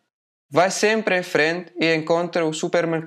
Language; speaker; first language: Portuguese; non-native, learner; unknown